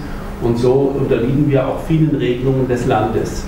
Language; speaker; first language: German; native; German